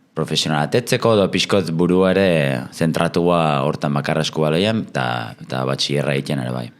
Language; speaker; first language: Basque; native; Basque